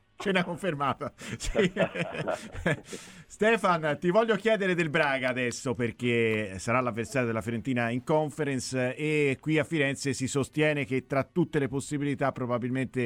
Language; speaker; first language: Italian; native; Italian